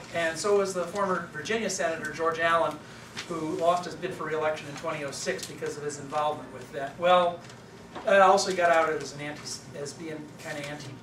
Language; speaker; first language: English; native; English